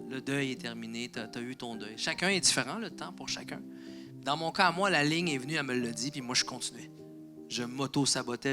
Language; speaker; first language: French; native; French